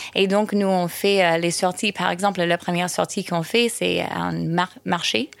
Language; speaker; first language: French; non-native, fluent; English